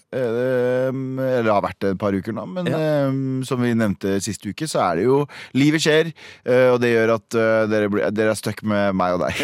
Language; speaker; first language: Norwegian; early bilingual, other home language; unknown